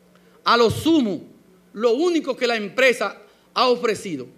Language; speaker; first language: Spanish; native; Spanish